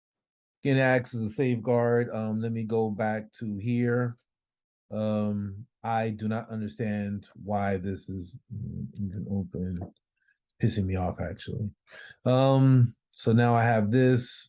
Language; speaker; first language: English; native; English